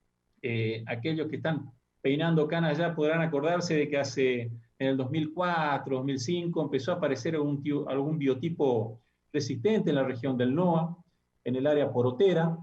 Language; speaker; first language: Spanish; native; Spanish